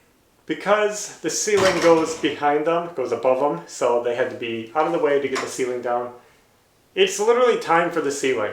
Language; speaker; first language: English; native; English